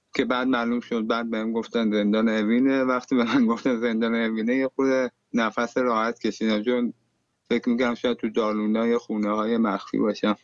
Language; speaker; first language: Persian; native; Persian